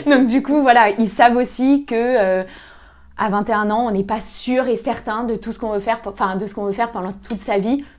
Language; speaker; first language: French; native; French